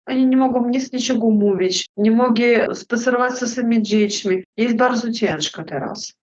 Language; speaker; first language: Polish; non-native, learner; Russian